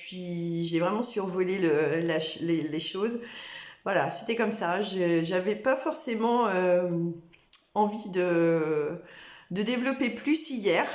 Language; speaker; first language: French; native; French